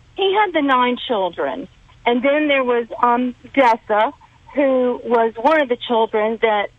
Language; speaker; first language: English; native; English